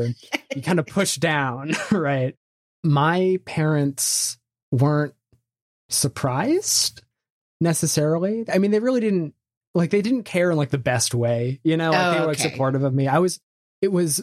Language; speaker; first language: English; native; English